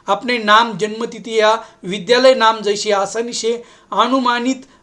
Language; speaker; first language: Hindi; non-native, local second language; Marathi